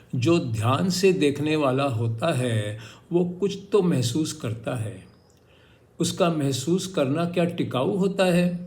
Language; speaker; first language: Hindi; non-native, local second language; Marathi